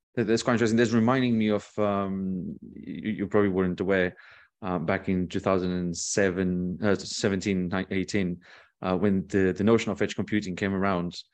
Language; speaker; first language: English; non-native, fluent; Portuguese